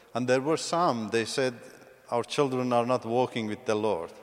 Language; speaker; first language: English; non-native, fluent; Persian